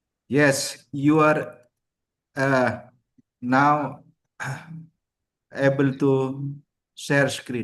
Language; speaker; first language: English; non-native, learner; Indonesian